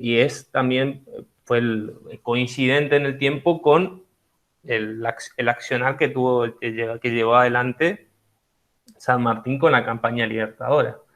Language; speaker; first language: Spanish; native; Spanish